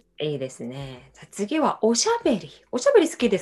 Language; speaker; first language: Japanese; non-native, fluent; Korean